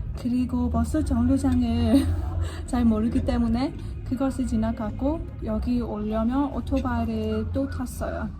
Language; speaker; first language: Korean; non-native, fluent; Burmese